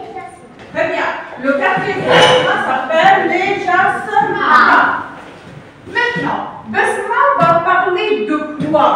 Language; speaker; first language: French; non-native, local second language; Arabic